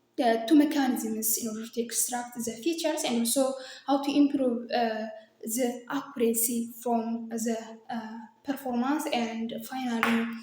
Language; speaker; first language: English; non-native, local second language; Amharic